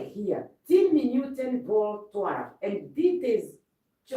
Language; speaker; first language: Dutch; non-native, learner; Kikuyu